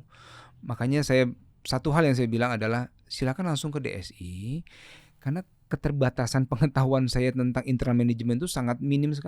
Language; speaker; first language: Indonesian; native; Indonesian